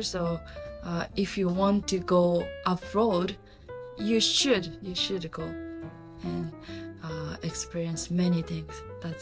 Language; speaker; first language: English; non-native, learner; Japanese